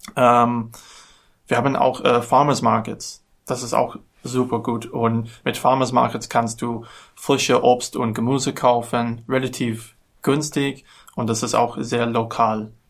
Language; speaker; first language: German; non-native, learner; English